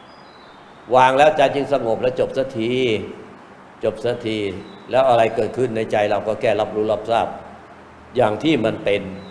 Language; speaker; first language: Thai; native; Thai